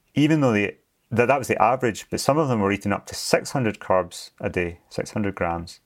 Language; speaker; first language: English; native; English